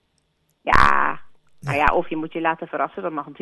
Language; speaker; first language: Dutch; native; Dutch